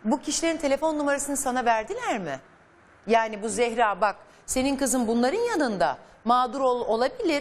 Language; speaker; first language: Turkish; native; Turkish